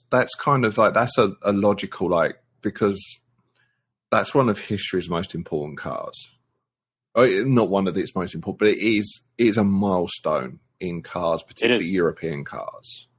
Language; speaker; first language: English; native; English